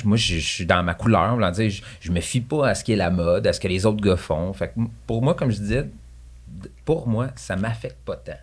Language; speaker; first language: French; native; French